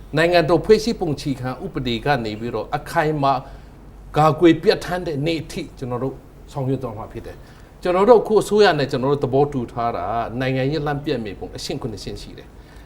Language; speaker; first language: Burmese; non-native, local second language; Hakha Chin